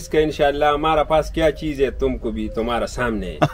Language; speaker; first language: Hindi; non-native, local second language; Pashto